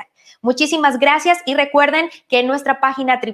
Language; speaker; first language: Spanish; native; Spanish